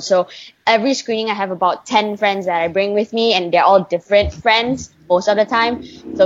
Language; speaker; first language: English; non-native, local second language; Chinese